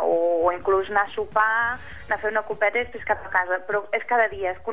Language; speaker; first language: Catalan; native; Catalan